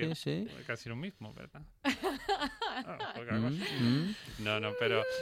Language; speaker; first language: Spanish; non-native, fluent; French